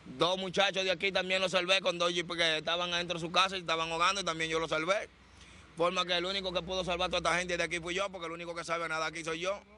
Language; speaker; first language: Spanish; native; Spanish